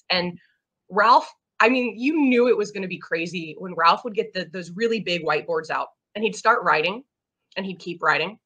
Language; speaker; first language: English; native; English